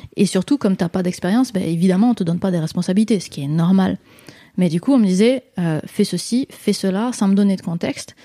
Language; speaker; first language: French; native; French